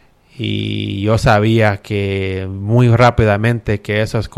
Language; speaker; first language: Spanish; early bilingual, heritage; Spanish